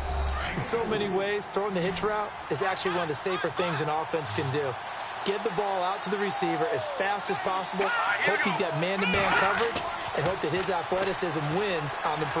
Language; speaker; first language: English; native; English